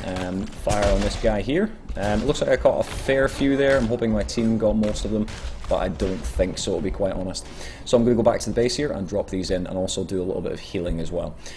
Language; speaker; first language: English; native; English